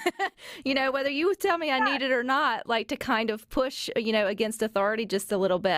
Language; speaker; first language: English; native; English